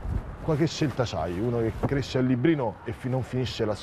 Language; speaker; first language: Italian; native; Italian